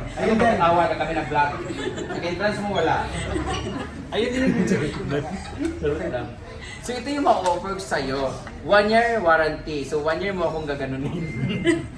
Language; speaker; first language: Filipino; native; Filipino